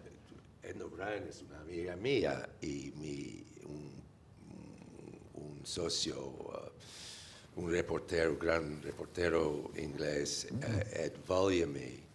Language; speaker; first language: Spanish; non-native, fluent; English